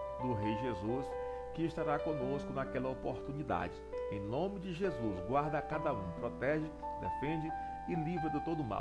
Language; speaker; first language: Portuguese; native; Portuguese